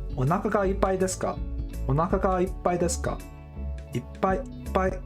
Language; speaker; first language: Japanese; non-native, learner; English